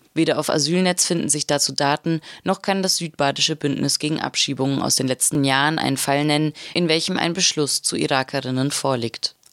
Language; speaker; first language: German; native; German